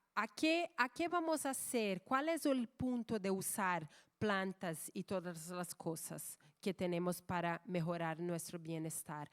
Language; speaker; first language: Spanish; non-native, fluent; Portuguese